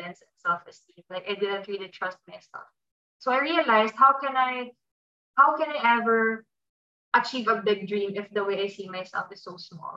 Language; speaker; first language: English; non-native, local second language; Filipino